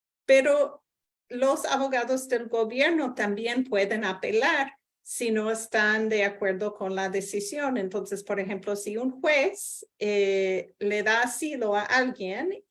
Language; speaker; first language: Spanish; non-native, fluent; English